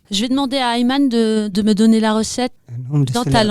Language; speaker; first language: French; native; French